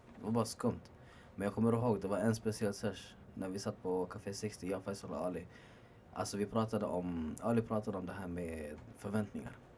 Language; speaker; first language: Swedish; early bilingual, other home language; Arabic